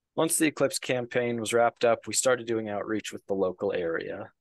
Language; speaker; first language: English; native; English